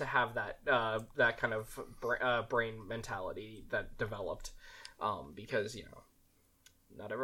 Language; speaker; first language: English; native; English